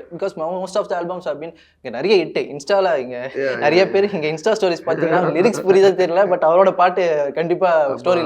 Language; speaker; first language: Tamil; native; Tamil